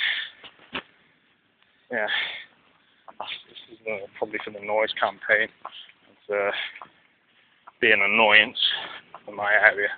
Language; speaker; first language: English; native; English